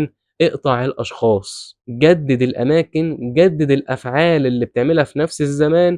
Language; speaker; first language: Arabic; native; Arabic